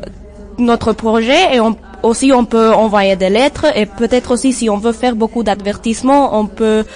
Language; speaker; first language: French; non-native, learner; English